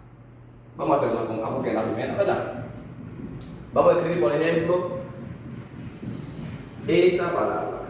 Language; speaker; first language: Spanish; non-native, fluent; Haitian Creole